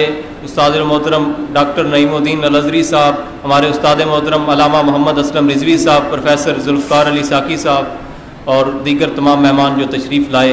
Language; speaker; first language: Urdu; native; Urdu